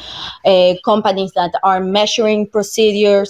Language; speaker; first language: English; non-native, fluent; Spanish